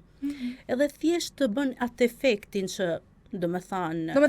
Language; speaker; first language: Albanian; early bilingual, heritage; Albanian